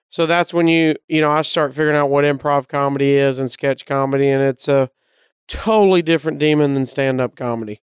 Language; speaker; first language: English; native; English